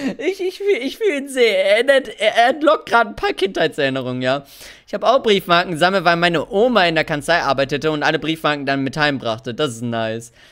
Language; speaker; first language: German; early bilingual, other home language; Hungarian